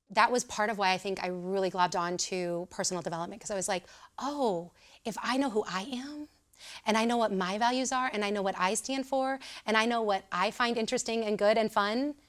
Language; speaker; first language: English; native; English